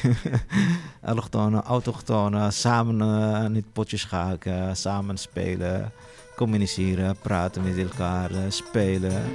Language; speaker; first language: Dutch; non-native, local second language; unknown